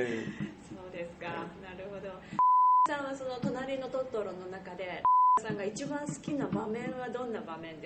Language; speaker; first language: Japanese; native; Japanese